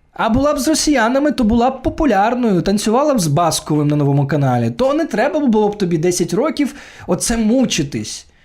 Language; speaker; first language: Ukrainian; non-native, local second language; Russian